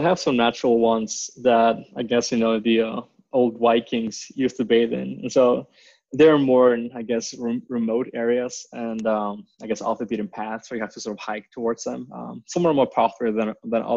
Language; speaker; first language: English; non-native, fluent; Icelandic